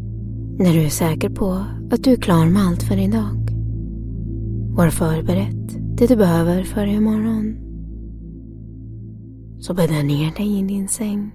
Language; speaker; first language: Swedish; native; Swedish